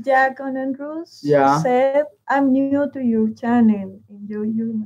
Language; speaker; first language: English; non-native, learner; Spanish